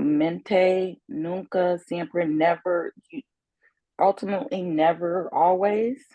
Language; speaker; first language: Spanish; non-native, learner; English